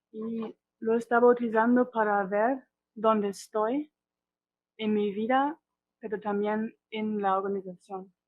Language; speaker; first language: Spanish; non-native, fluent; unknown